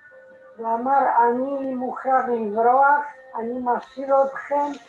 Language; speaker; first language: Hebrew; non-native, fluent; Polish